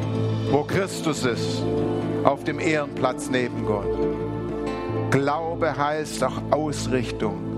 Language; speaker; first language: German; native; German